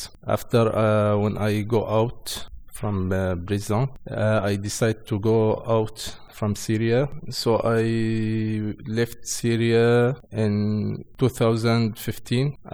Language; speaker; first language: English; non-native, learner; Arabic